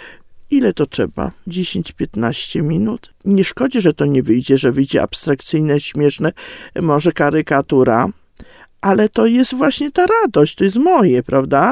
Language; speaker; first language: Polish; native; Polish